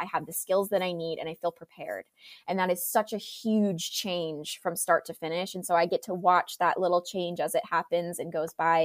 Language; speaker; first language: English; native; English